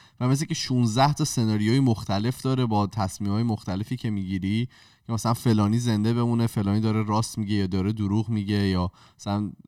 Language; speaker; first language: Persian; native; Persian